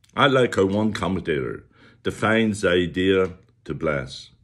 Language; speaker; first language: English; native; English